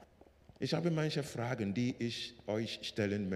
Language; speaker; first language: German; non-native, learner; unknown